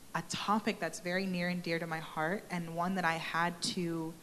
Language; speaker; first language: English; native; English